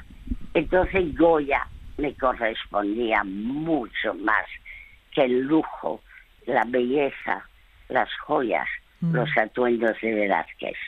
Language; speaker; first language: Spanish; early bilingual, other home language; French